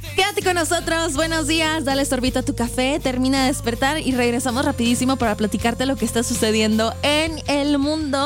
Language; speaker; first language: Spanish; native; Spanish